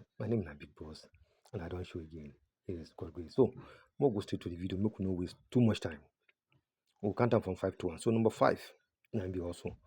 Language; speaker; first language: Nigerian Pidgin; non-native, local second language; Yoruba